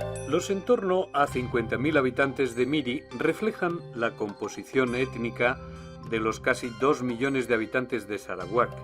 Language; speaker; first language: Spanish; native; Spanish